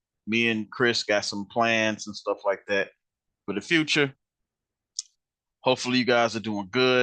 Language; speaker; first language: English; native; English